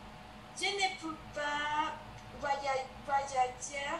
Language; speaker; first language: French; non-native, learner; Spanish